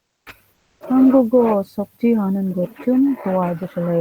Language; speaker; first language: Korean; non-native, learner; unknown